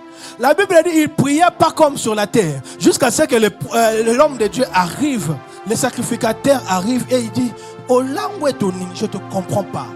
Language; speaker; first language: French; non-native, local second language; Lingala